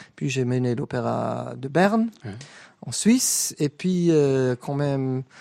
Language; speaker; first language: French; native; French